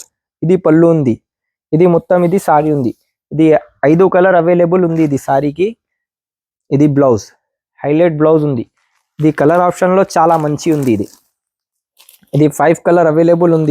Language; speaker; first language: Telugu; non-native, local second language; Urdu